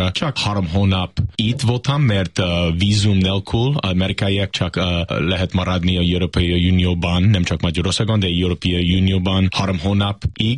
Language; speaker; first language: Hungarian; non-native, learner; English